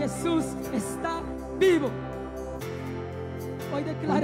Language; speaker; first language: Spanish; native; Spanish